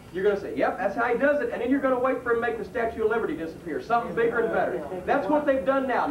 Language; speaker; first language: English; native; English